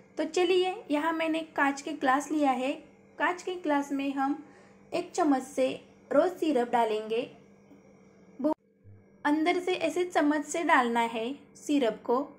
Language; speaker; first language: Hindi; non-native, local second language; Marathi